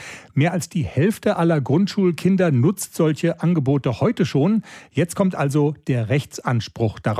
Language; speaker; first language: German; native; German